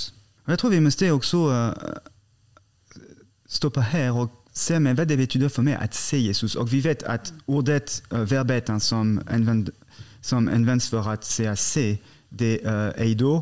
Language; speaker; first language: Swedish; non-native, fluent; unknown